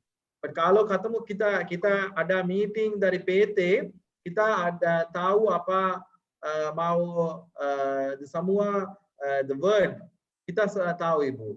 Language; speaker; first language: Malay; non-native, learner; Sinhala